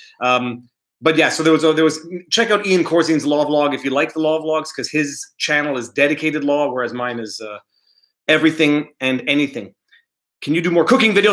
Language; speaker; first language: English; native; English